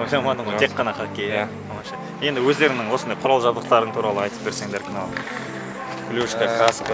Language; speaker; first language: Kazakh; native; Kazakh